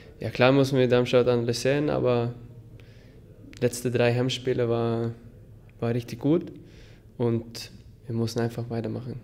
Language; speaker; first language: German; non-native, fluent; Norwegian